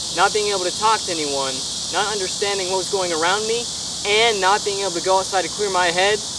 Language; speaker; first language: English; native; English